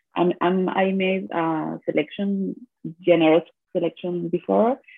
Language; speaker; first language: English; non-native, learner; Spanish